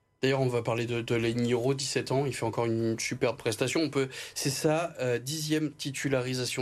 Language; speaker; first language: French; native; French